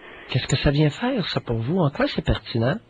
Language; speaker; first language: French; native; French